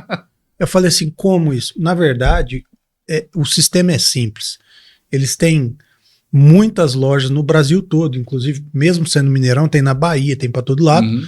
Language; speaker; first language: Portuguese; native; Portuguese